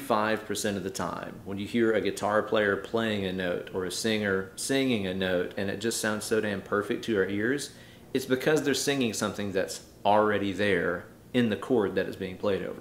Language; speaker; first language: English; native; English